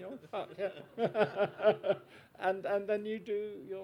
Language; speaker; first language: English; native; English